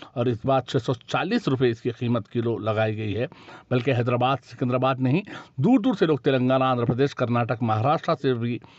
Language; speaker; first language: Hindi; non-native, local second language; Urdu